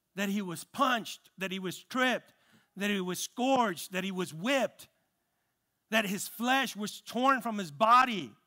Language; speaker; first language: English; early bilingual, other home language; Spanish